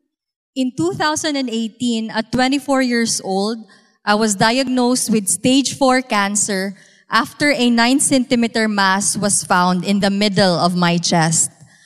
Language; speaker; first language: English; non-native, local second language; Cebuano